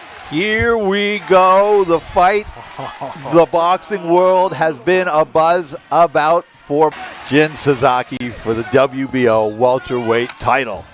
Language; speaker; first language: English; native; English